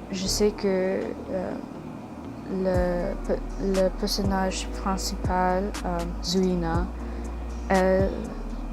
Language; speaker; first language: French; non-native, learner; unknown